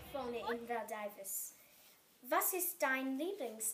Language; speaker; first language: German; non-native, learner; English